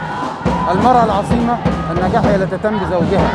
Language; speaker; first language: Arabic; native; Arabic